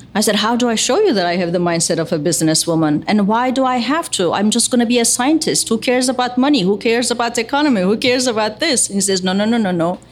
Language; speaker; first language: English; non-native, fluent; Turkish